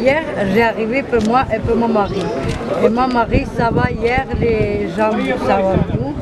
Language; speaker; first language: French; non-native, learner; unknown